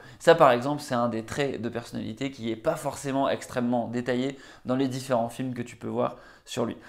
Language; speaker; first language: French; native; French